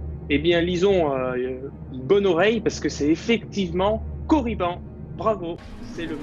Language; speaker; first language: French; native; French